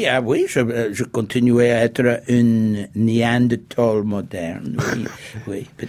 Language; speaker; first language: French; non-native, fluent; English